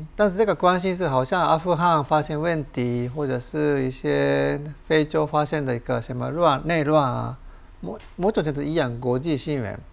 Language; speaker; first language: Chinese; non-native, fluent; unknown